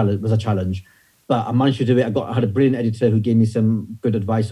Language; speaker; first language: English; native; English